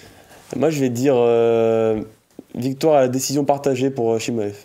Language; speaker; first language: French; native; French